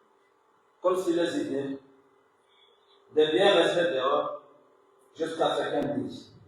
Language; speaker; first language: French; non-native, local second language; Comorian